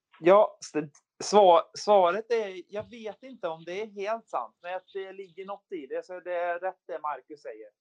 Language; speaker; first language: Swedish; native; Swedish